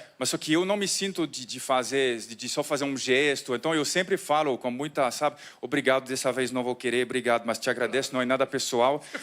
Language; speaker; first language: Portuguese; non-native, fluent; French